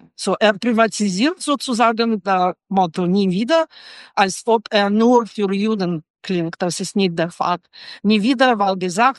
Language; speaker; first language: German; non-native, fluent; Russian